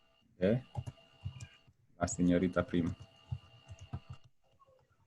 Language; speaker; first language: Spanish; non-native, fluent; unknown